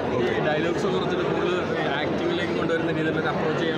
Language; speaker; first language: Malayalam; native; Malayalam